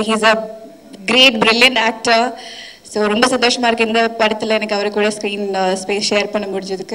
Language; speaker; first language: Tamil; non-native, fluent; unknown